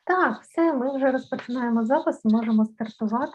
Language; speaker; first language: Ukrainian; native; Ukrainian